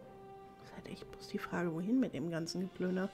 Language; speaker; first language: German; native; German